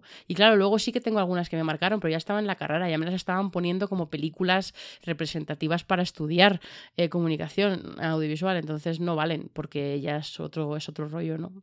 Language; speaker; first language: Spanish; native; Spanish